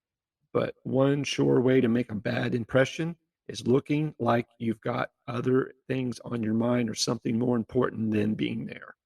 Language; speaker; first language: English; native; English